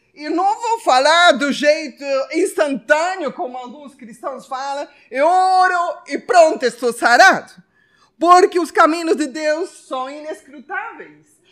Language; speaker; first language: Portuguese; non-native, fluent; Spanish